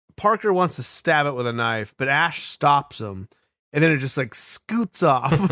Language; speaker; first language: English; native; English